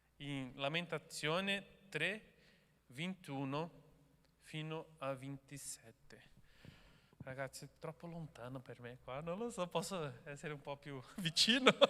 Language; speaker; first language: Italian; non-native, learner; Portuguese